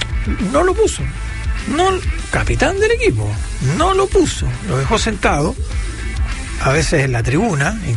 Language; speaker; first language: Spanish; native; Spanish